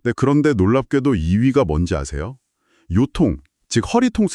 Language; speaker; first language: Korean; native; Korean